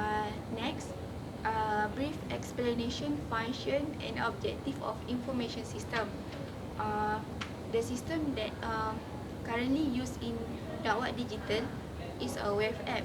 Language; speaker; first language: English; non-native, learner; Malay